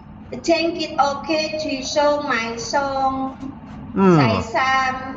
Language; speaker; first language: Cantonese; non-native, learner; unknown